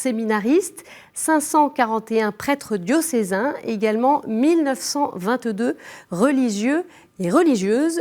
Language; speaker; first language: French; native; French